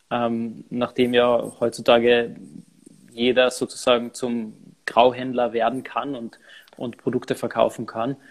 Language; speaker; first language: German; native; German